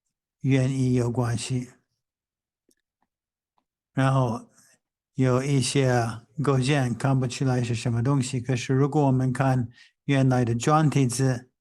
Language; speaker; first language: Chinese; non-native, fluent; English